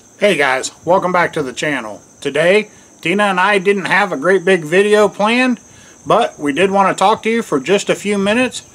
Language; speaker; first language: English; native; English